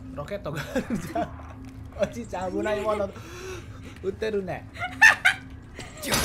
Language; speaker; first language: Japanese; non-native, fluent; Indonesian